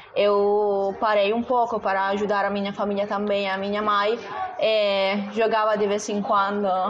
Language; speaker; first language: Portuguese; non-native, fluent; Italian